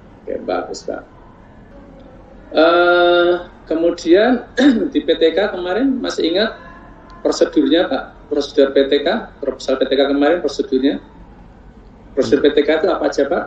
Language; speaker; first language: Indonesian; non-native, local second language; Javanese